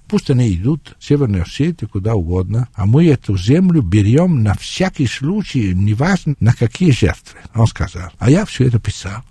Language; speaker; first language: Russian; non-native, fluent; Italian